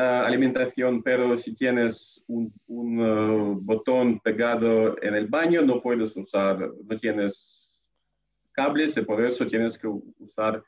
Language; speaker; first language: Spanish; non-native, fluent; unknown